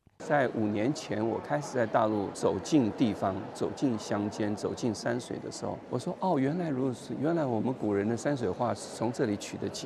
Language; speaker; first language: Chinese; native; Chinese